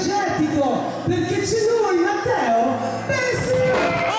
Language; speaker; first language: Italian; native; Italian